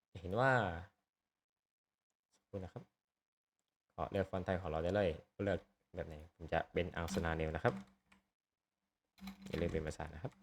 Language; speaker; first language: Thai; native; Thai